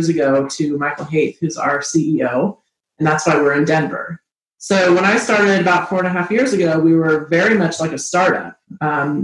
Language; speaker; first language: English; native; English